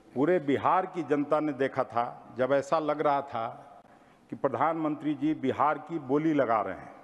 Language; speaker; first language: Hindi; native; Hindi